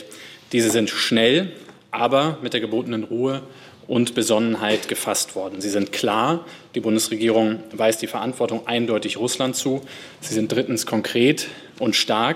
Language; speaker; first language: German; native; German